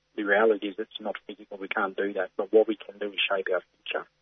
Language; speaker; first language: English; native; English